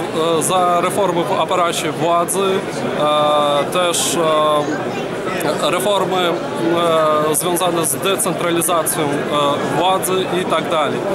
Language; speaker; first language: Polish; non-native, fluent; Ukrainian